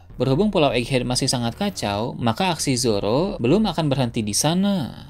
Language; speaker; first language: Indonesian; native; Indonesian